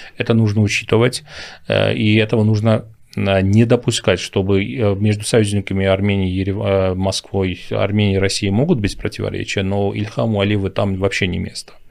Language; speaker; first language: Russian; non-native, local second language; Armenian